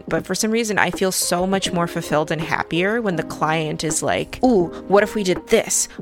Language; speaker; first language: English; early bilingual, other home language; Russian